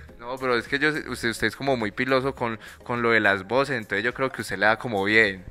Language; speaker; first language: Spanish; native; Spanish